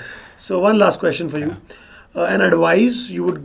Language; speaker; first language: English; non-native, local second language; Hindi